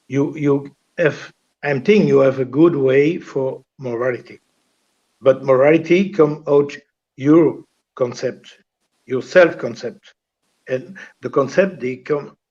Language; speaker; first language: English; non-native, learner; French